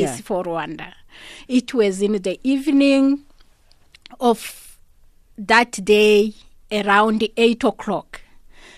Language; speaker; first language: English; non-native, local second language; Kinyarwanda